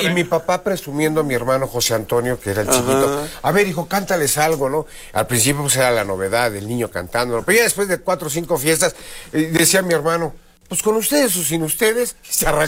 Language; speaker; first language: Spanish; native; Spanish